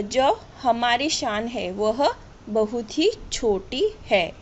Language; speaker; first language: Hindi; non-native, local second language; Marathi